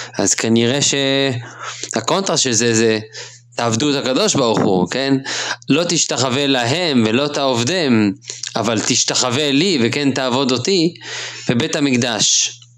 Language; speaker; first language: Hebrew; native; Hebrew